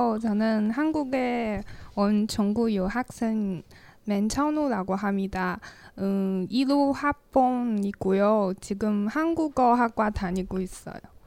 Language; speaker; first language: Korean; non-native, learner; Chinese